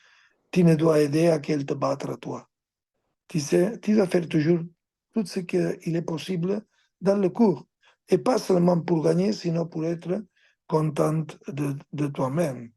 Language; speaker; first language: French; non-native, fluent; Spanish